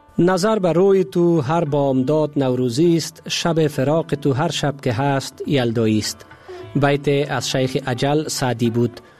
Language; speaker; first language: Persian; native; Persian